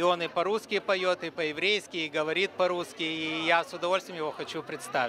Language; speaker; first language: Russian; native; Russian